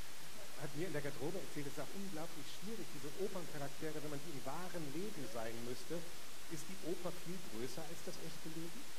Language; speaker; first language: German; native; German